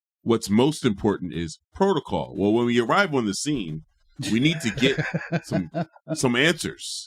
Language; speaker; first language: English; native; English